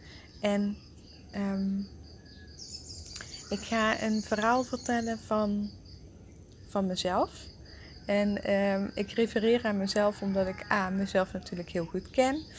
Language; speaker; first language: Dutch; native; Dutch